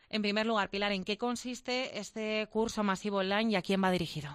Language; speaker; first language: Spanish; native; Spanish